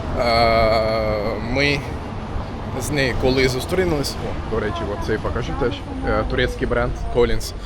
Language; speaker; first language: Ukrainian; non-native, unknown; Turkish